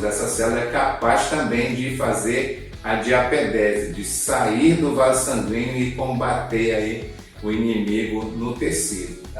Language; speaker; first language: Portuguese; native; Portuguese